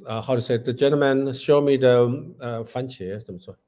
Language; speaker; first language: English; non-native, learner; Chinese